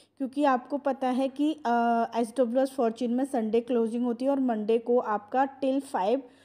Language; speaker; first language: Hindi; non-native, local second language; Marathi